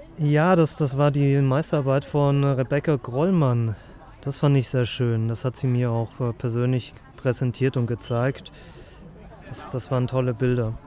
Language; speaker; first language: German; native; German